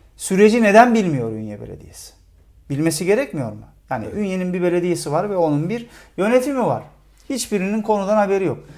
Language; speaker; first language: Turkish; native; Turkish